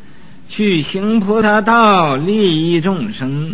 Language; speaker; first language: Chinese; native; Chinese